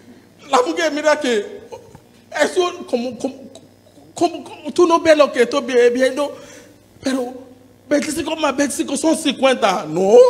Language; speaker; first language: Spanish; non-native, learner; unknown